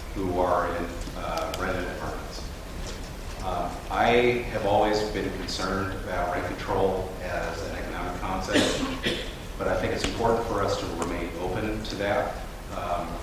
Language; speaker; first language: English; native; English